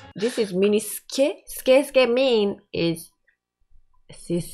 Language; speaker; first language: English; non-native, learner; Japanese